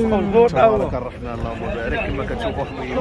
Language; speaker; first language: Arabic; native; Arabic